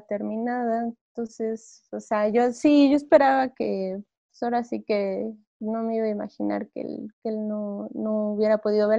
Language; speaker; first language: Spanish; native; Spanish